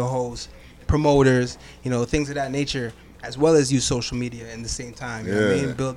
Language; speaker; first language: English; non-native, fluent; Arabic